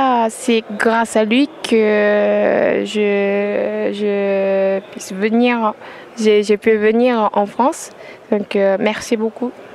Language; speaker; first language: French; non-native, fluent; Japanese